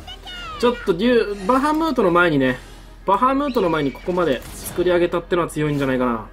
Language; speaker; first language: Japanese; native; Japanese